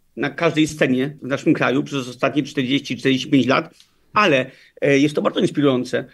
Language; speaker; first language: Polish; early bilingual, heritage; Danish